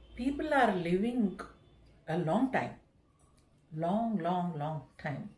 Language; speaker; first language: English; non-native, local second language; Kannada